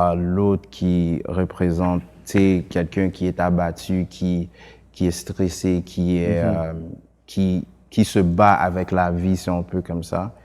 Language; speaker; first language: French; early bilingual, other home language; Haitian Creole